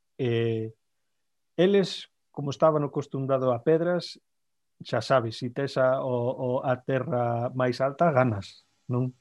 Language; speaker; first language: Galician; native; Galician